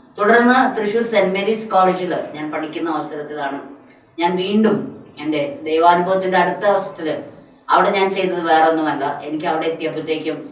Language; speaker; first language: Malayalam; non-native, local second language; Tamil